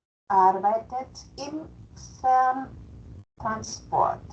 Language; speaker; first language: German; non-native, fluent; Spanish